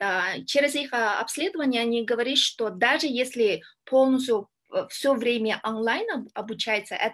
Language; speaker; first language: Russian; non-native, learner; Kyrgyz